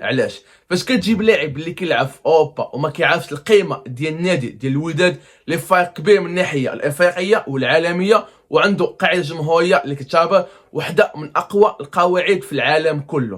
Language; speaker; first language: Arabic; native; Arabic